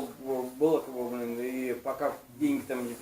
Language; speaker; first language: Russian; native; Russian